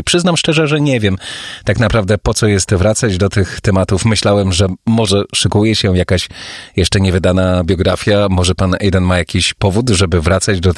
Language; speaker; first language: Polish; native; Polish